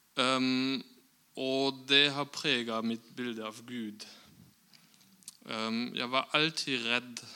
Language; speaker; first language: Norwegian; non-native, fluent; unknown